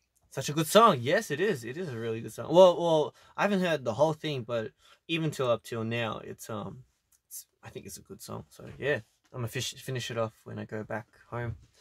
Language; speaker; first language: English; early bilingual, other home language; Korean